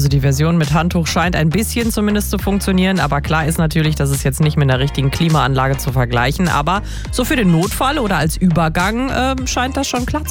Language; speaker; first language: German; native; German